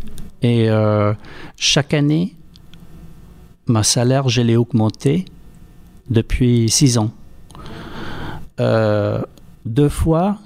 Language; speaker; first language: French; non-native, fluent; English